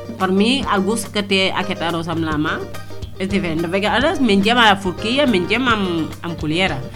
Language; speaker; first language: Catalan; non-native, fluent; Wolof